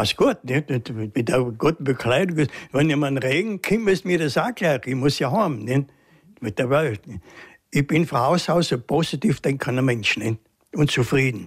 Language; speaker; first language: German; native; German